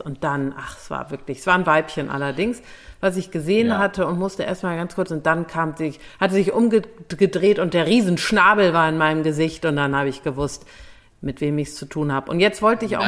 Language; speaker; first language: German; native; German